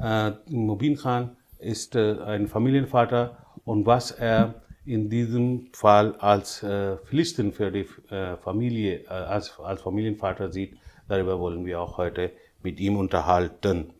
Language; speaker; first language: German; non-native, learner; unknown